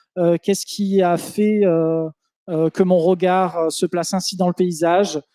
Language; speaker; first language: French; native; French